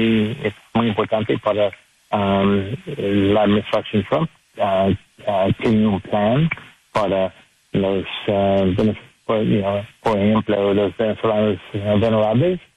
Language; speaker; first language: Spanish; non-native, learner; English